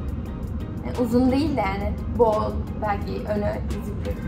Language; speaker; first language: Turkish; early bilingual, heritage; Turkish